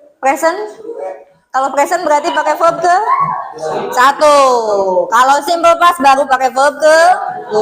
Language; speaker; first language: Indonesian; native; Indonesian